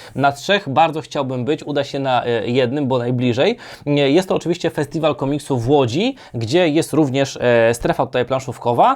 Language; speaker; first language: Polish; native; Polish